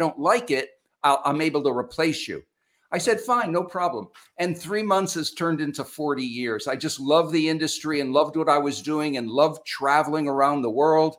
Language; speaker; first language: English; native; English